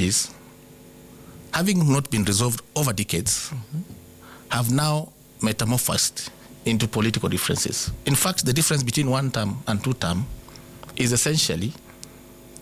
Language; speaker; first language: English; non-native, local second language; Gusii